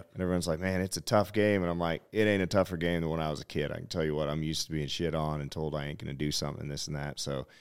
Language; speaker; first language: English; native; English